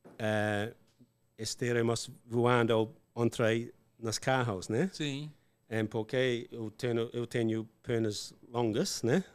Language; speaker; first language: Portuguese; non-native, learner; English